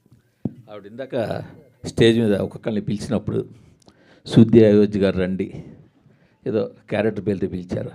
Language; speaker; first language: Telugu; native; Telugu